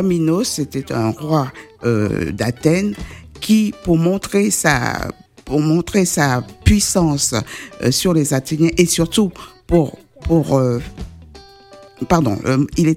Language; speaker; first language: French; native; French